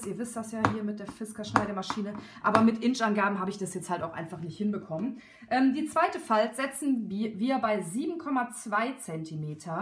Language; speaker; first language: German; native; German